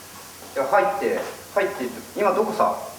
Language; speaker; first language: Japanese; native; Japanese